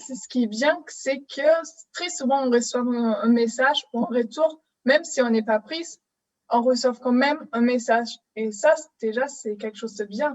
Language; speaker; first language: French; non-native, fluent; German